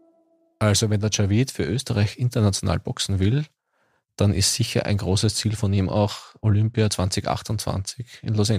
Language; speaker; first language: German; native; German